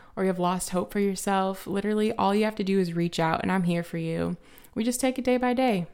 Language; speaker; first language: English; native; English